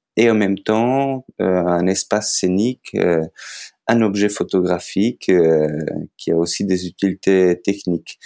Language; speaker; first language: French; non-native, fluent; Macedonian